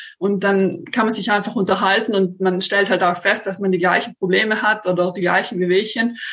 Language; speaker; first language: German; native; German